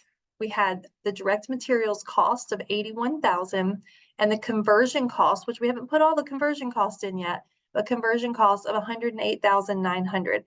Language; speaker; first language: English; native; English